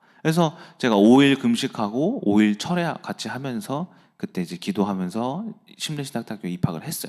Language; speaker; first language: Korean; native; Korean